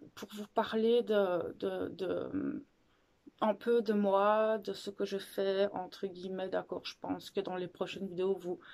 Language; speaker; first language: French; native; French